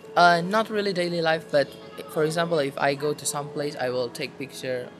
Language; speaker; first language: English; non-native, fluent; Indonesian